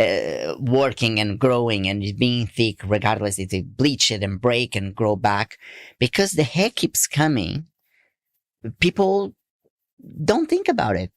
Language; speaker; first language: English; non-native, fluent; Portuguese